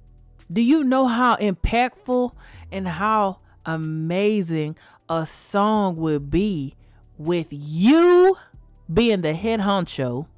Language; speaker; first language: English; native; English